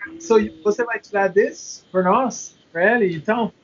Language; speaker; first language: Portuguese; non-native, learner; English